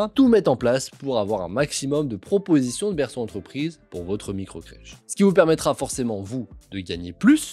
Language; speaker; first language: French; native; French